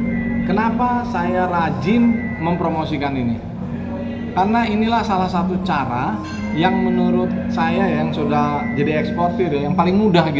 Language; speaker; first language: Indonesian; native; Indonesian